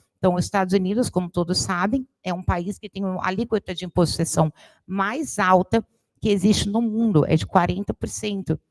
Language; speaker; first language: Portuguese; native; Portuguese